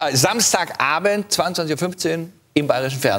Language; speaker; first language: German; native; German